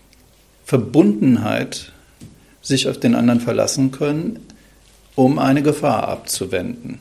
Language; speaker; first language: German; native; German